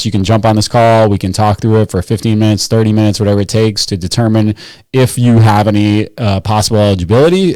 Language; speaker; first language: English; native; English